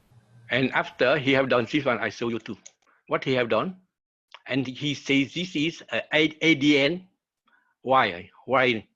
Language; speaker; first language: English; non-native, learner; Vietnamese